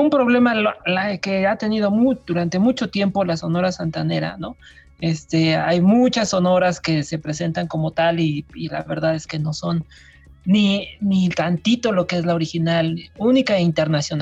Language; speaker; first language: Spanish; native; Spanish